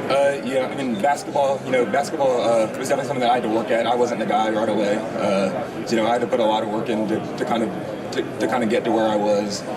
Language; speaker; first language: English; native; English